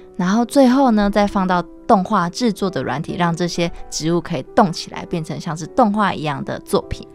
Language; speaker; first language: Chinese; native; Chinese